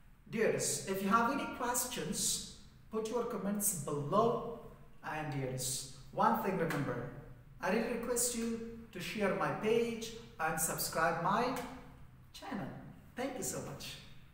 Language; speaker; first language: English; non-native, fluent; Persian